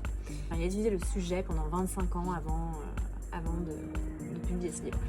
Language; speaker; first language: French; native; French